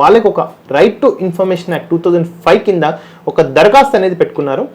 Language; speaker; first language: Telugu; native; Telugu